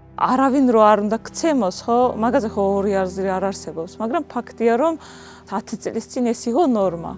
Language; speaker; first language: Georgian; non-native, local second language; Azerbaijani